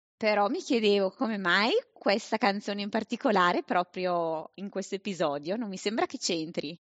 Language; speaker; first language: Italian; native; Italian